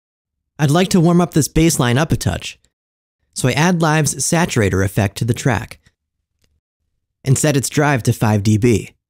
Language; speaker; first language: English; native; English